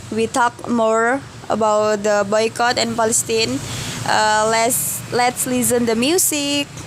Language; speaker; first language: English; non-native, learner; Indonesian